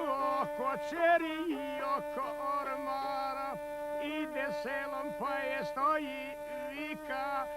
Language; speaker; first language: Bosnian; native; Bosnian